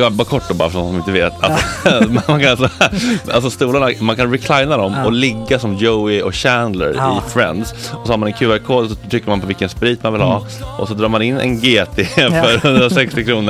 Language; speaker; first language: Swedish; native; Swedish